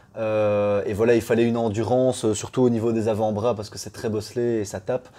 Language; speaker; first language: French; native; French